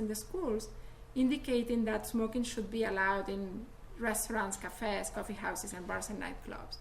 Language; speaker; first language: English; non-native, fluent; Spanish